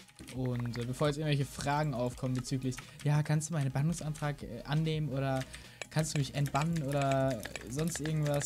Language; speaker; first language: German; native; German